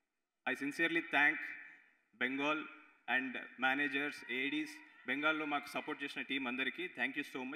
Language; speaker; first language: Telugu; native; Telugu